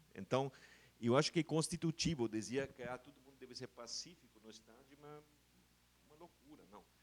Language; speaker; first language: Portuguese; non-native, fluent; German